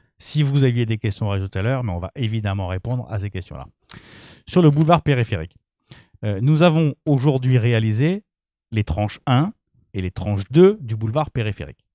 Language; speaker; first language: French; native; French